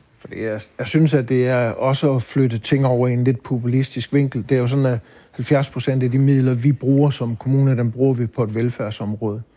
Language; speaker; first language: Danish; native; Danish